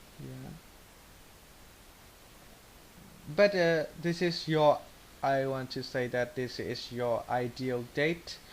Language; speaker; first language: English; non-native, learner; Vietnamese